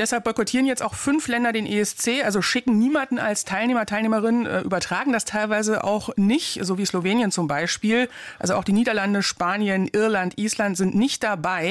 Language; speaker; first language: German; native; German